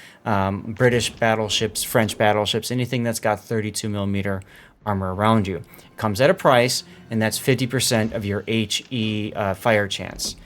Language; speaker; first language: English; native; English